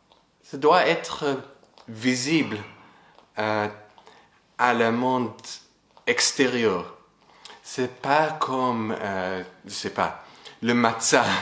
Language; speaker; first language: French; non-native, fluent; English